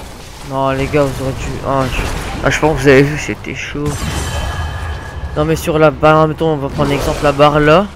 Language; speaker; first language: French; native; French